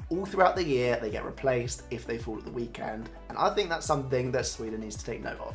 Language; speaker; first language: English; native; English